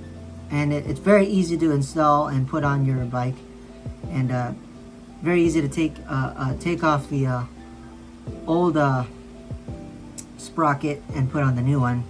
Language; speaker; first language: English; native; English